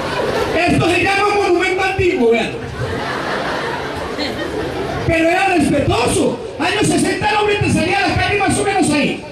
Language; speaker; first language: Spanish; native; Spanish